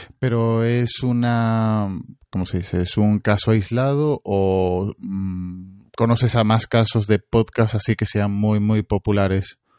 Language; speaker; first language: Spanish; native; Spanish